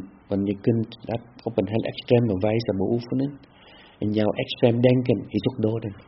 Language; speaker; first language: Dutch; non-native, fluent; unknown